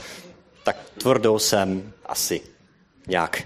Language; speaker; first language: Czech; non-native, learner; Dutch